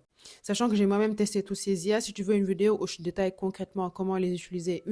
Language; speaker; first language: French; native; French